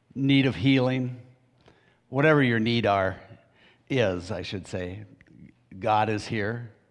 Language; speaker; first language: English; native; English